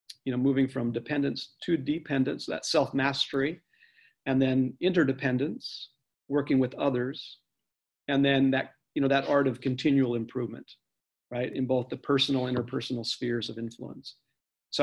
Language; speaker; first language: English; native; English